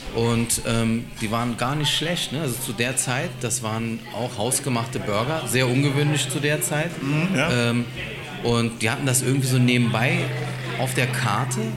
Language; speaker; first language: German; native; German